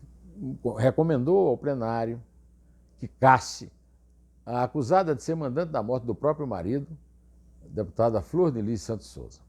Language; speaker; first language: Portuguese; native; Portuguese